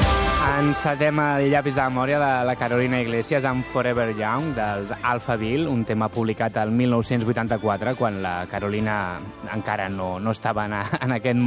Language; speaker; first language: Catalan; native; Catalan